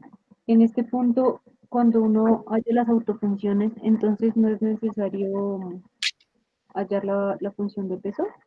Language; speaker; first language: Spanish; native; Spanish